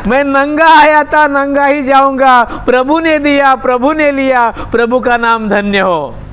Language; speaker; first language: Hindi; non-native, local second language; Marathi